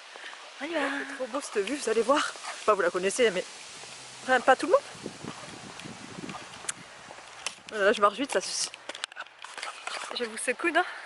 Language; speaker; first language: French; native; French